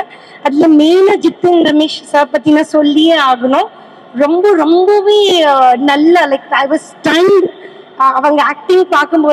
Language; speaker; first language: Tamil; non-native, learner; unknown